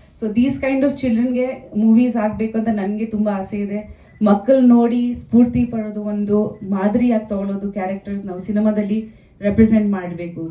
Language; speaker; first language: Kannada; non-native, fluent; Bangla